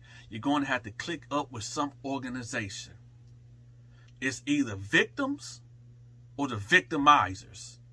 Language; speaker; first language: English; native; English